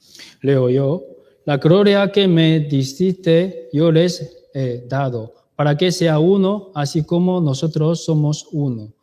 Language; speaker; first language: Spanish; non-native, learner; Chinese